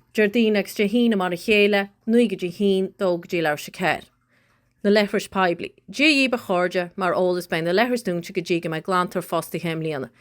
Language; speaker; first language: Irish; native; Irish